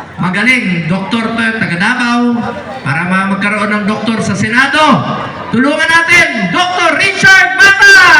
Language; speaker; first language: Filipino; non-native, local second language; Cebuano